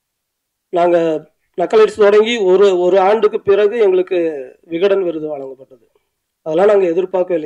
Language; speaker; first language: Tamil; native; Tamil